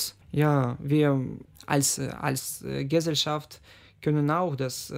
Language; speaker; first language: German; non-native, fluent; Ukrainian